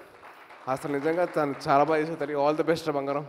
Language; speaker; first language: Telugu; native; Telugu